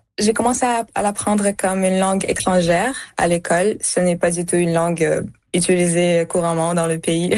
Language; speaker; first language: French; early bilingual, other home language; Russian